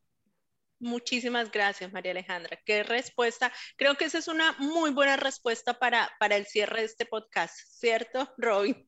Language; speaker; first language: Spanish; native; Spanish